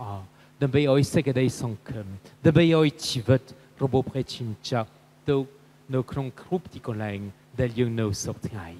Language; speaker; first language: Khmer; non-native, fluent; French